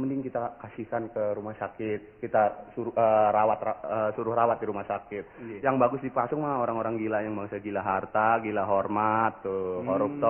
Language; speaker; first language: Indonesian; native; Indonesian